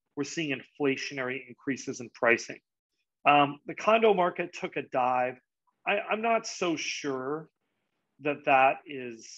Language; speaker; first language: English; native; English